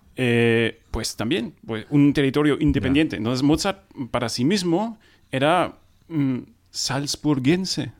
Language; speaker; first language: Spanish; non-native, fluent; German